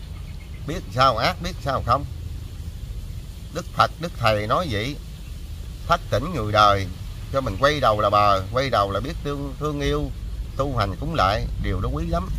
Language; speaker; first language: Vietnamese; native; Vietnamese